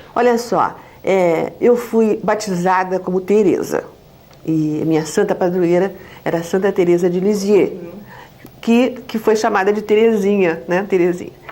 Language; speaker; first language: Portuguese; native; Portuguese